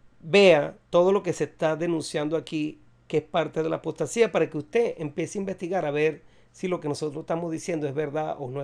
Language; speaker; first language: Spanish; native; Spanish